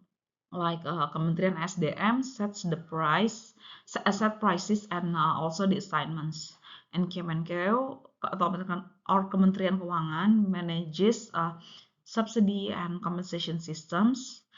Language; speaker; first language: English; non-native, local second language; Indonesian